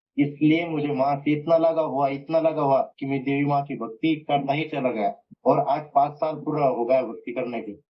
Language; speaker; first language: Hindi; non-native, local second language; Marathi